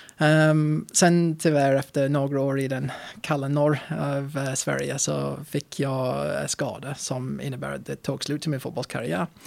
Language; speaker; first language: Swedish; non-native, fluent; English